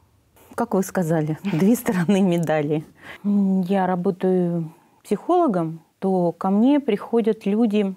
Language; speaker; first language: Russian; native; Russian